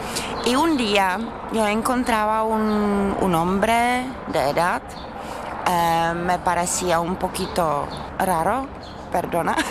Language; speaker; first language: Spanish; non-native, learner; Czech